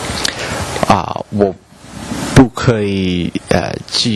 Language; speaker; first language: Chinese; non-native, learner; English